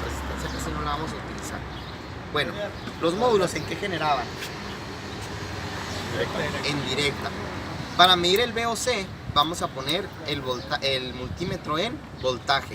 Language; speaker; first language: Spanish; native; Spanish